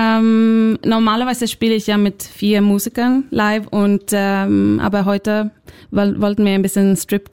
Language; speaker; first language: German; non-native, fluent; Swedish